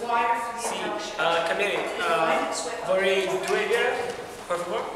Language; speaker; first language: Italian; non-native, learner; English